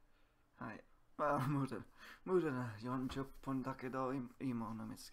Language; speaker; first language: Japanese; non-native, learner; English